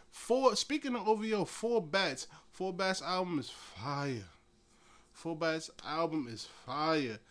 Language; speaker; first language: English; native; English